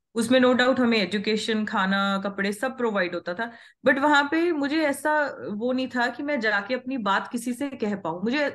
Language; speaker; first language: Hindi; non-native, local second language; Punjabi